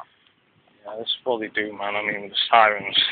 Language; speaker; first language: English; native; English